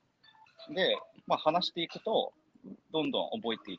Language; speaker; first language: Japanese; non-native, fluent; English